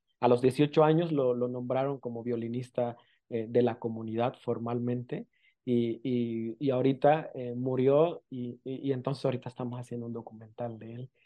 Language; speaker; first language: Spanish; non-native, local second language; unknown